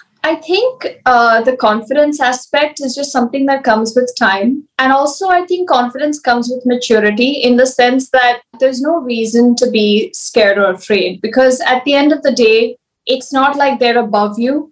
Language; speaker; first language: English; early bilingual, other home language; Hindi